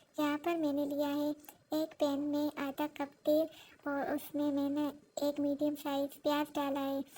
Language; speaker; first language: Urdu; non-native, local second language; Pashto